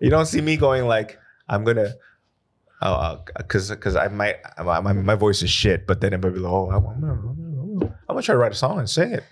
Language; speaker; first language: English; native; English